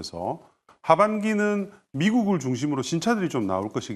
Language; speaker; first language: Korean; native; Korean